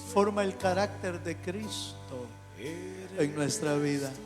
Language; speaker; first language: Spanish; native; Spanish